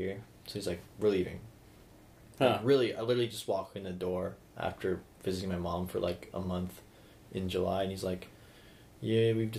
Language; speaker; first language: English; native; English